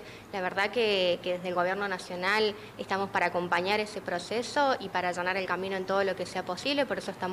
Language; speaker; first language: Spanish; native; Spanish